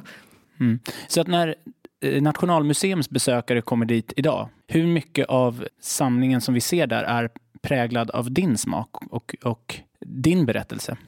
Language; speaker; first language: Swedish; native; Swedish